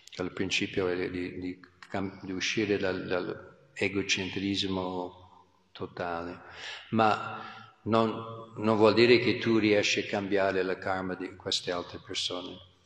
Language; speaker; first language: Italian; non-native, fluent; English